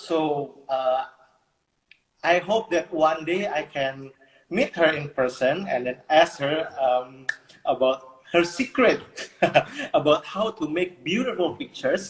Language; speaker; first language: English; non-native, fluent; Indonesian